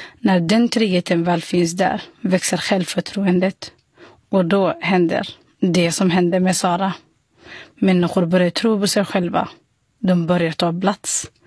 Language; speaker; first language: Swedish; non-native, fluent; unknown